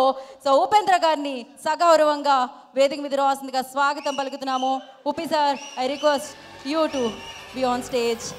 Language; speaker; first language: Telugu; native; Telugu